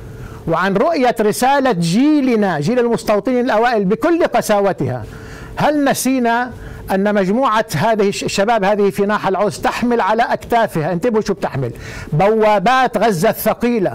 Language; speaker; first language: Arabic; native; Arabic